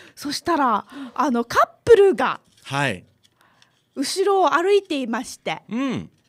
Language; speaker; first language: Japanese; native; Japanese